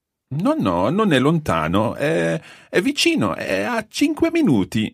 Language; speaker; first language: Italian; non-native, fluent; English